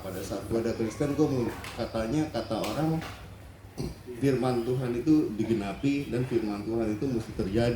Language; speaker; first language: Indonesian; native; Indonesian